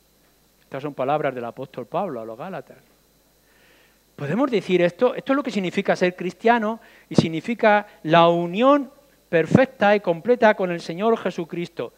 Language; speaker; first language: Spanish; native; Spanish